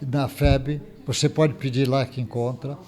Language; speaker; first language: Portuguese; native; Portuguese